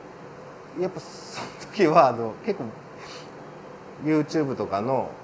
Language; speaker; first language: Japanese; native; Japanese